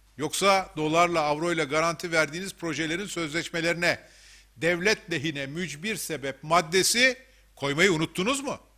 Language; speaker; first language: Turkish; native; Turkish